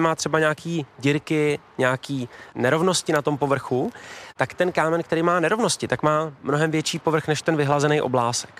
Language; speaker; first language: Czech; native; Czech